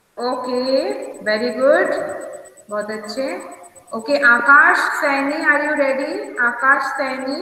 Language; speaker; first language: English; non-native, local second language; Hindi